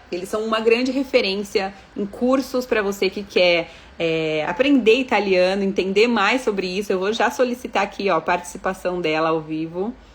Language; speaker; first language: Portuguese; native; Portuguese